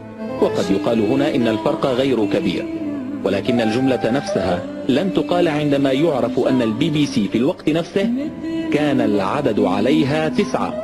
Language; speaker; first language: Arabic; native; Arabic